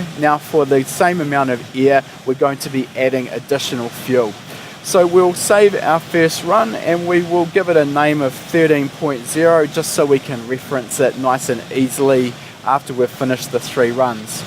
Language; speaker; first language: English; native; English